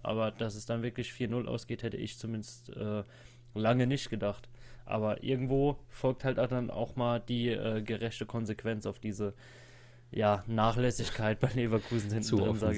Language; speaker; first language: German; native; German